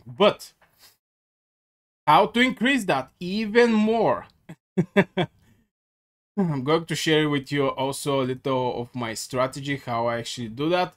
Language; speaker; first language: English; non-native, fluent; Bulgarian